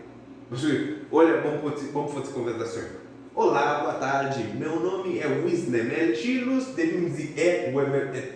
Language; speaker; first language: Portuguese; non-native, fluent; Haitian Creole